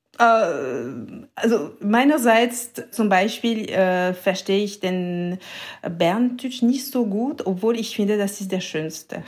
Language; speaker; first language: German; non-native, local second language; French